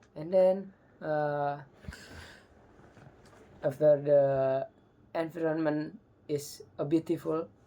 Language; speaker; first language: English; non-native, learner; Indonesian